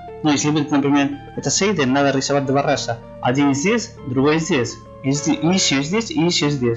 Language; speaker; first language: Russian; non-native, learner; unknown